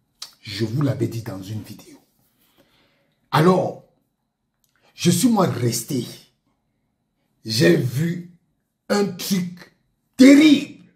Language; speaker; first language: French; native; French